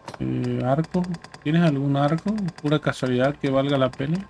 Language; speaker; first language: Spanish; native; Spanish